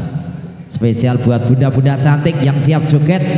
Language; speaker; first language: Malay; non-native, local second language; Javanese